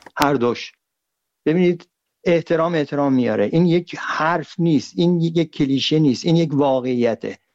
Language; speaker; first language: Persian; native; Persian